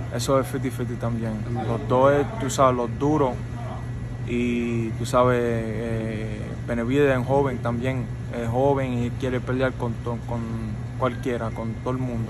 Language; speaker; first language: Spanish; early bilingual, heritage; Spanish